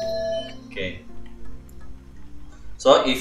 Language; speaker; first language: English; non-native, learner; Indonesian